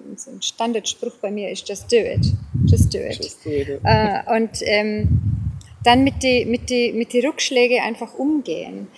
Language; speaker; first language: German; non-native, fluent; English